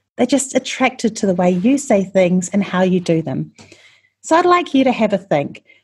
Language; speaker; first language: English; native; English